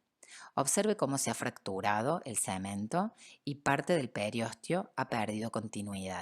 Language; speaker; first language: Spanish; native; Spanish